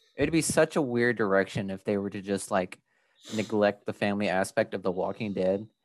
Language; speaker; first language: English; early bilingual, other home language; Spanish